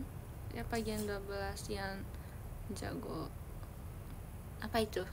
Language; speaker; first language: Indonesian; early bilingual, heritage; Indonesian